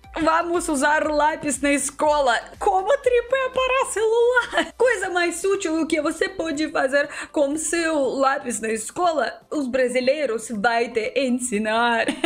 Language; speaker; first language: Portuguese; non-native, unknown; Russian